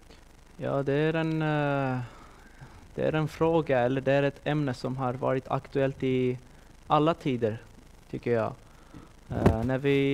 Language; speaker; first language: Swedish; non-native, fluent; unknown